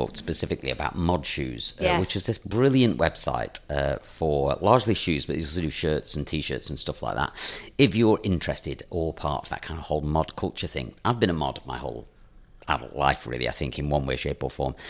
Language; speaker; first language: English; native; English